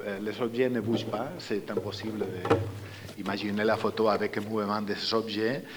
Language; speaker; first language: French; non-native, fluent; Spanish